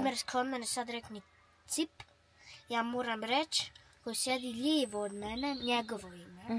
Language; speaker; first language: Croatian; early bilingual, heritage; Bosnian